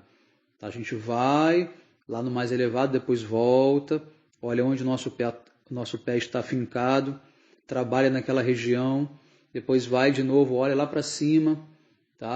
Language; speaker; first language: Portuguese; native; Portuguese